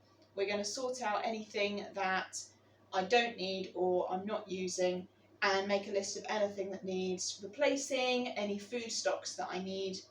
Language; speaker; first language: English; native; English